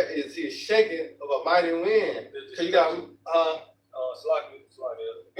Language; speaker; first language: English; native; English